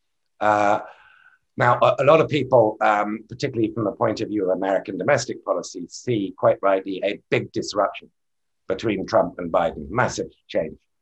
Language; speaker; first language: English; native; English